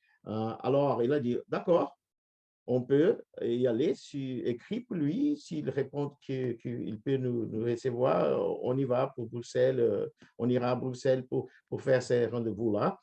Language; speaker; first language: French; non-native, fluent; Portuguese